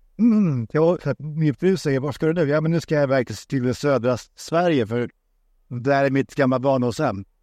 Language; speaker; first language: Swedish; native; Swedish